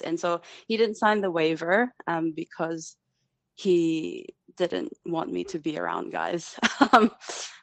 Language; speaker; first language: English; native; English